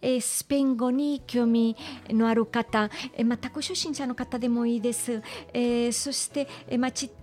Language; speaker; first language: Japanese; non-native, fluent; Catalan